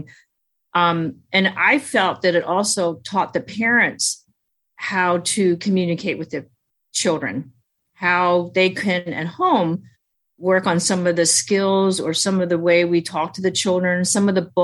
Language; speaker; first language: English; early bilingual, other home language; Chinese